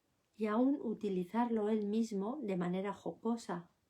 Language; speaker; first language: Spanish; native; Spanish